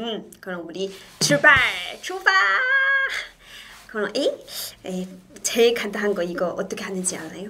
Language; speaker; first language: Korean; non-native, fluent; Chinese